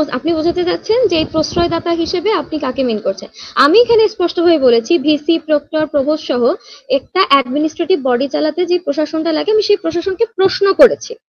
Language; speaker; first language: Bangla; native; Bangla